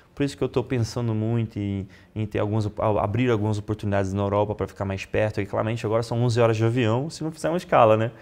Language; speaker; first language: Portuguese; non-native, fluent; Italian